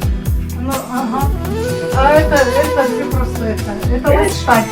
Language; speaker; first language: Russian; non-native, learner; Mongolian